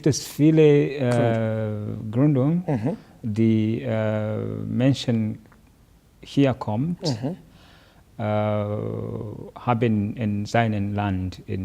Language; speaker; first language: German; non-native, learner; Kinyarwanda